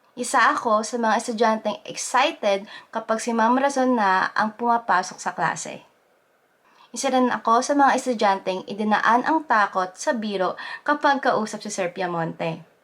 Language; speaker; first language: Filipino; native; Filipino